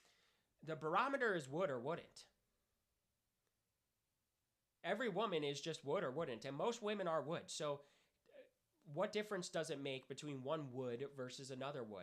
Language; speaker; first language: English; native; English